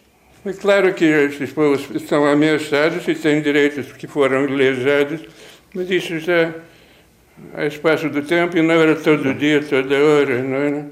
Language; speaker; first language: Portuguese; non-native, fluent; Lithuanian